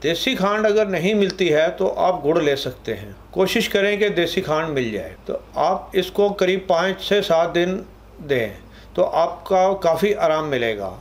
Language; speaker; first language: Hindi; non-native, local second language; Punjabi